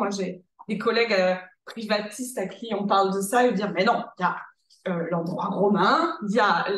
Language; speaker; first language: French; native; French